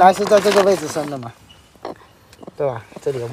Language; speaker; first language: Chinese; native; Chinese